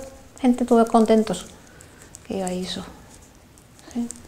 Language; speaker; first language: Spanish; non-native, learner; Finnish